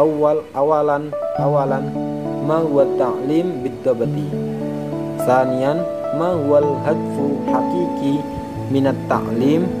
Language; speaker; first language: Arabic; non-native, learner; Indonesian